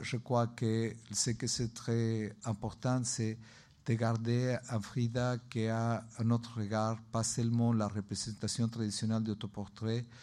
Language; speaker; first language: French; non-native, learner; Spanish